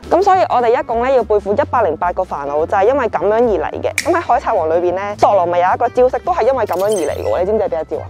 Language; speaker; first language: Chinese; non-native, local second language; Cantonese